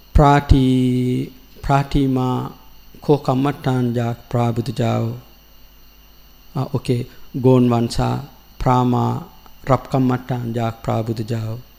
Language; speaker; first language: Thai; non-native, learner; Sinhala